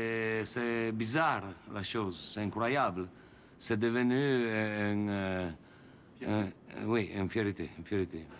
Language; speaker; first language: French; non-native, learner; Italian